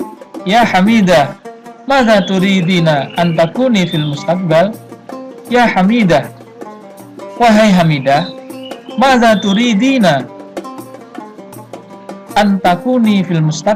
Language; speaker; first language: Arabic; non-native, fluent; Indonesian